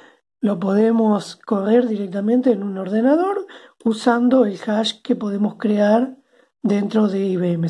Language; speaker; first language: Spanish; native; Spanish